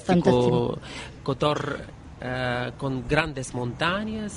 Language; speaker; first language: Spanish; non-native, learner; Bulgarian